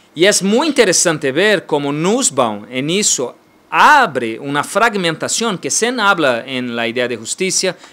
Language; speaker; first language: Spanish; non-native, learner; Portuguese